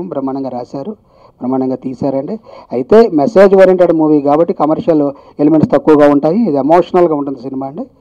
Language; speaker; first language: Telugu; native; Telugu